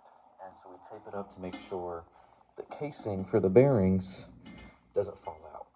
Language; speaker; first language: English; native; English